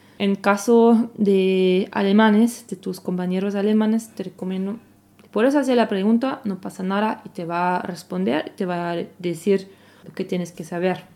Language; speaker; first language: Spanish; non-native, fluent; German